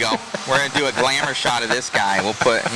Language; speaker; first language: English; native; English